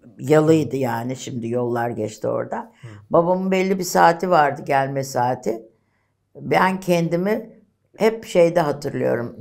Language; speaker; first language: Turkish; native; Turkish